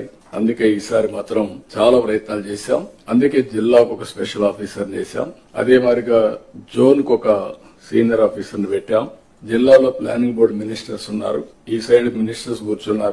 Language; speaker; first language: Telugu; native; Telugu